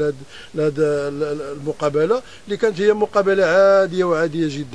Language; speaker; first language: Arabic; native; Arabic